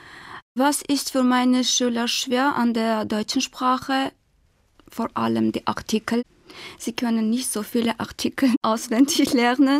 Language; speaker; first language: German; non-native, fluent; Armenian